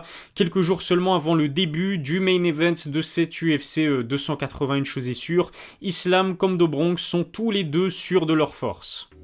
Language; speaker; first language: French; native; French